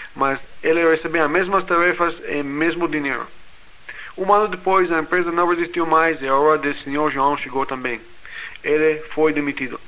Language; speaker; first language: Portuguese; non-native, fluent; English